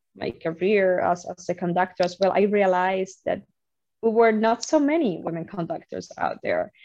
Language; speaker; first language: English; non-native, fluent; Spanish